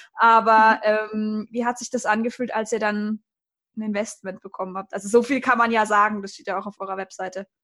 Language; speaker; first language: German; native; German